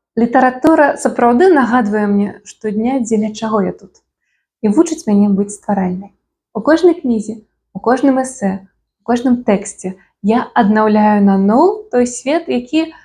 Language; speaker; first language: Belarusian; native; Belarusian